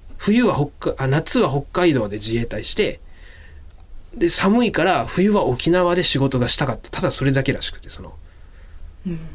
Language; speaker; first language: Japanese; native; Japanese